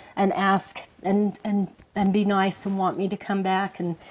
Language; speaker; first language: English; native; English